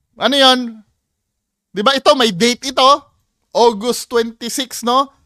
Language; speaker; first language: Filipino; native; Filipino